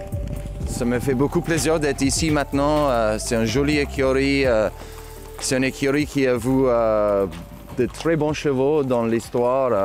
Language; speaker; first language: French; non-native, fluent; English